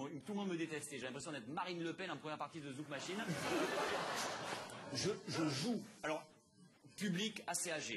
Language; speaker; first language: French; native; French